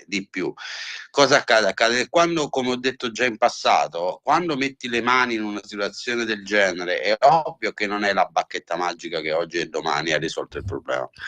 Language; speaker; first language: Italian; native; Italian